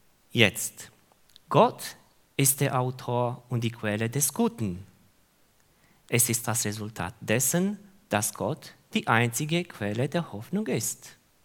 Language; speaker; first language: German; non-native, fluent; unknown